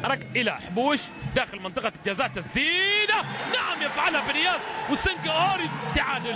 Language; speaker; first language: Arabic; native; Arabic